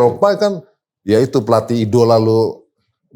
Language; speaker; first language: Indonesian; native; Indonesian